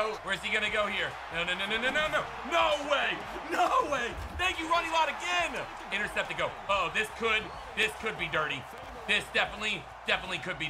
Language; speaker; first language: English; native; English